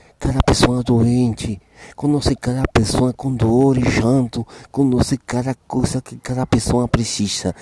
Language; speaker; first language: Portuguese; non-native, learner; Spanish